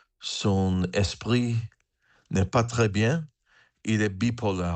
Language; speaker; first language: French; non-native, learner; English